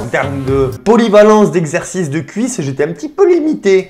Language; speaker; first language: French; native; French